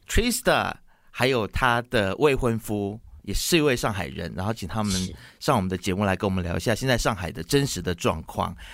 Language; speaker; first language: Chinese; native; Chinese